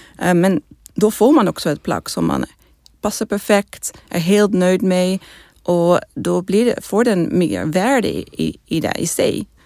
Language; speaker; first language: Swedish; non-native, fluent; Dutch